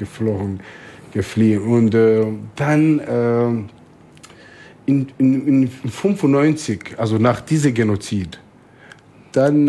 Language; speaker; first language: German; non-native, fluent; Swahili